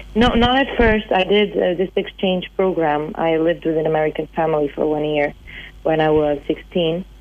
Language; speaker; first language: English; non-native, fluent; Portuguese